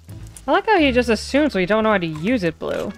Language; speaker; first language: English; native; English